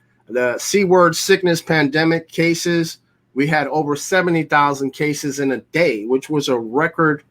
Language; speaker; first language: English; native; English